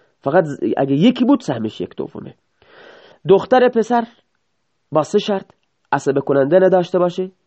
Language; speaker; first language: Persian; native; Persian